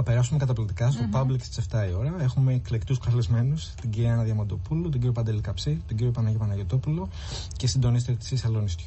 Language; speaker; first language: Greek; native; Greek